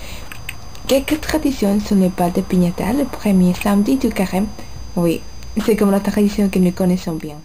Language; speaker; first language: French; non-native, learner; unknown